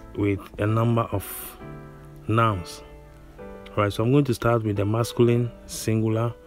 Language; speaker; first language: English; non-native, local second language; Akan